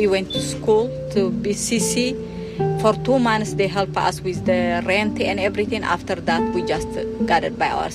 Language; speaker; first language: English; non-native, fluent; Tigrinya